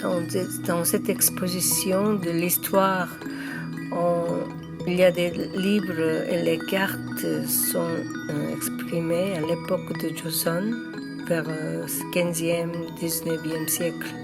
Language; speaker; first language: French; non-native, learner; Korean